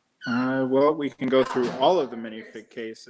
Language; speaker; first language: English; native; English